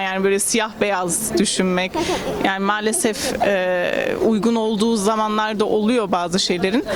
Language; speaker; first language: Turkish; early bilingual, heritage; Turkish